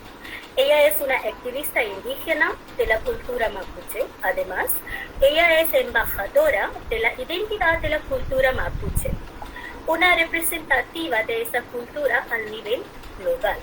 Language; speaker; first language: Spanish; non-native, fluent; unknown